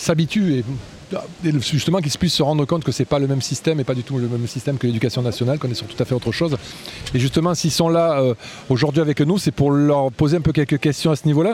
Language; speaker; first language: French; native; French